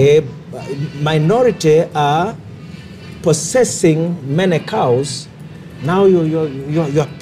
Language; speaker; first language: English; non-native, local second language; Kinyarwanda